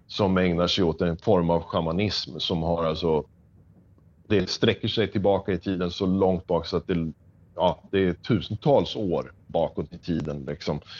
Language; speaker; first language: Swedish; native; Swedish